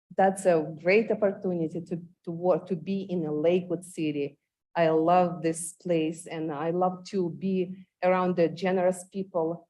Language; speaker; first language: English; non-native, fluent; Ukrainian